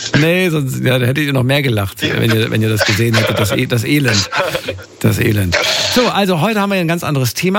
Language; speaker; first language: German; native; German